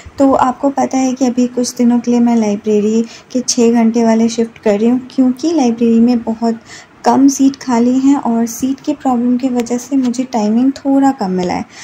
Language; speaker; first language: Hindi; native; Hindi